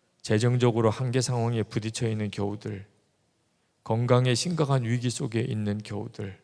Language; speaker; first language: Korean; native; Korean